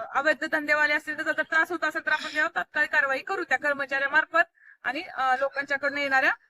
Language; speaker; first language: Marathi; native; Marathi